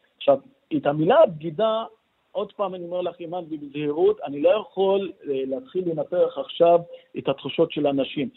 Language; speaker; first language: Hebrew; non-native, local second language; Arabic